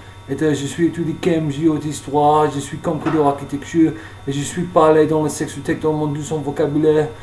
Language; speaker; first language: French; non-native, learner; English